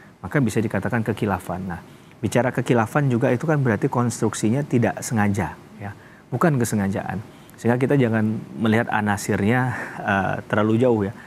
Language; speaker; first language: Indonesian; native; Indonesian